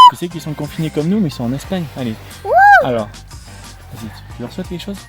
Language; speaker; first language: French; native; French